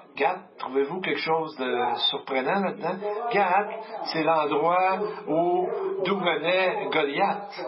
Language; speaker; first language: French; native; French